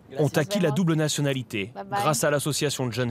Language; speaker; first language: French; native; French